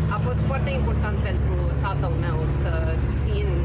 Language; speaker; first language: Romanian; early bilingual, heritage; Romanian